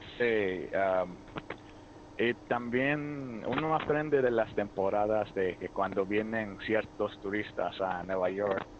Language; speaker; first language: Spanish; early bilingual, heritage; Spanish